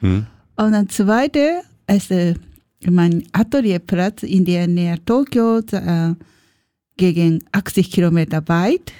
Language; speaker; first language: German; non-native, learner; Japanese